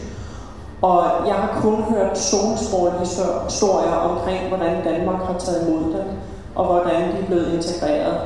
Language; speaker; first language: Danish; early bilingual, other home language; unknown